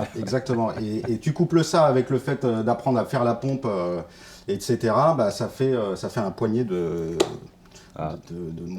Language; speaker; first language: French; native; French